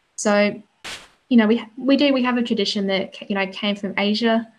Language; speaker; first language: English; native; English